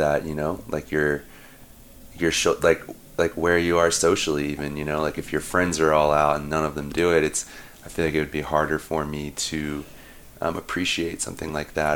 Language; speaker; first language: English; native; English